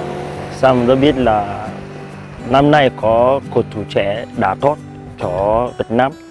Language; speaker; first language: Vietnamese; non-native, learner; Portuguese